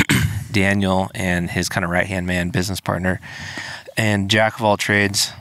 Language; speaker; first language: English; native; English